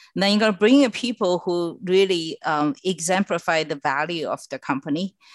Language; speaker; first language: English; non-native, fluent; Chinese